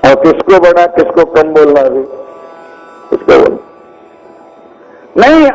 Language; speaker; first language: Hindi; non-native, local second language; Kannada